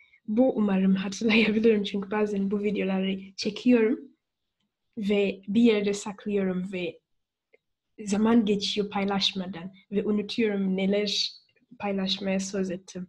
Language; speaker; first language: Turkish; non-native, fluent; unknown